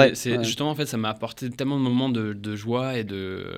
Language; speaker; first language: French; early bilingual, heritage; English